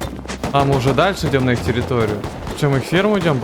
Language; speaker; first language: Russian; native; Russian